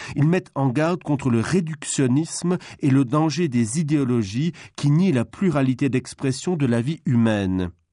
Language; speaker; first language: French; non-native, local second language; Luxembourgish